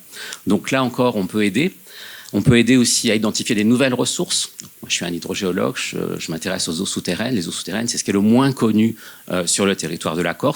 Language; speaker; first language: French; native; French